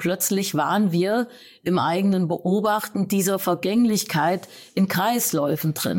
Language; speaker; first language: German; native; German